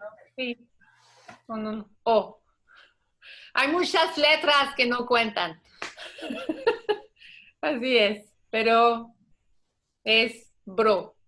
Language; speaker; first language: Spanish; non-native, fluent; French